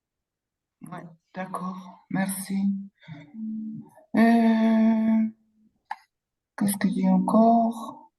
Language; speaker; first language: French; non-native, local second language; Dutch